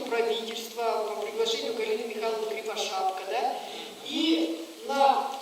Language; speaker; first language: Russian; native; Russian